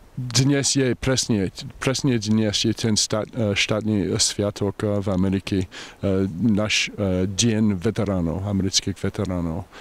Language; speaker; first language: Slovak; non-native, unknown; English